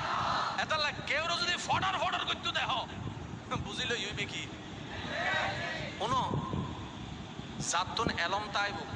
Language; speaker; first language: Bangla; non-native, local second language; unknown